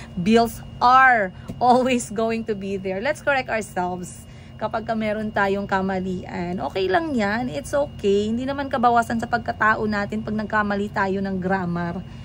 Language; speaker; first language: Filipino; native; Filipino